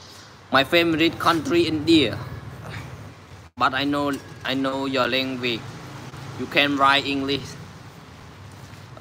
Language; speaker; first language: English; non-native, learner; Khmer